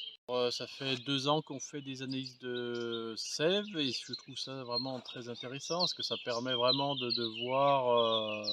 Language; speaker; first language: French; native; French